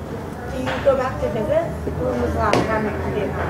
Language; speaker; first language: English; native; English